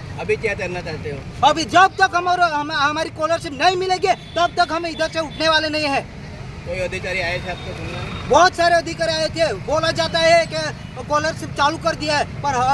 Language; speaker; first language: Hindi; native; Hindi